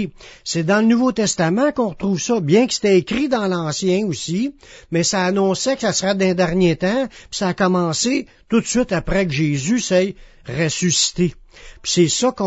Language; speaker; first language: French; native; French